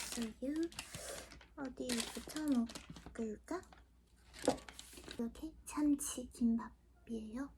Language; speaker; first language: Korean; non-native, fluent; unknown